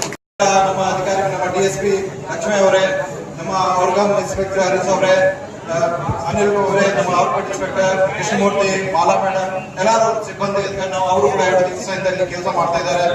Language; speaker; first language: Kannada; non-native, learner; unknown